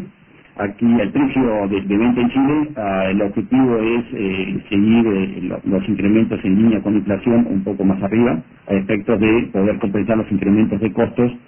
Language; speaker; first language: Spanish; native; Spanish